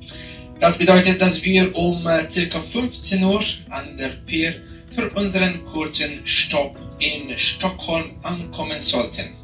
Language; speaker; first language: German; non-native, fluent; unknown